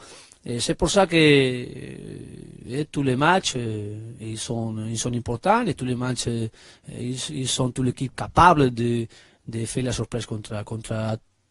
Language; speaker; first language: French; non-native, learner; Spanish